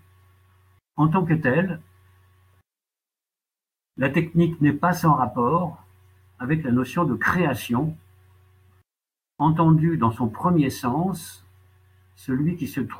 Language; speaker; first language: French; native; French